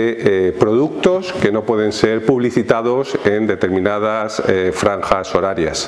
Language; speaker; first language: Spanish; native; Spanish